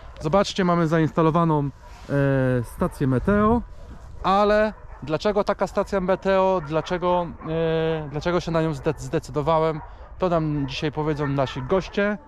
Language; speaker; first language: Polish; native; Polish